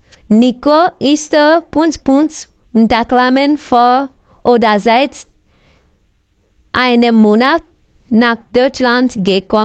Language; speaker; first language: German; non-native, fluent; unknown